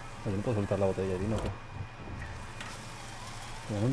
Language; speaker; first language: Spanish; native; Spanish